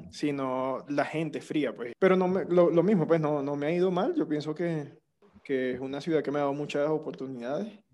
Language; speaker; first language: Spanish; native; Spanish